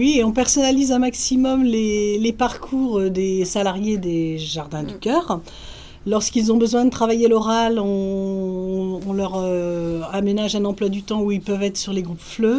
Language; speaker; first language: French; native; French